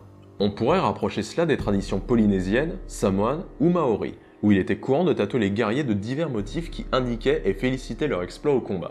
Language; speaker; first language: French; native; French